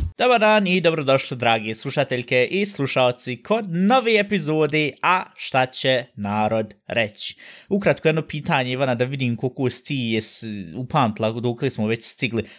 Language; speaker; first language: Bosnian; early bilingual, heritage; Bosnian